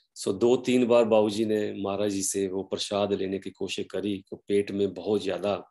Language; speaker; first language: Hindi; non-native, local second language; Punjabi